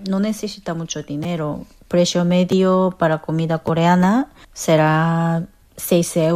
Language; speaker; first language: Spanish; non-native, fluent; Korean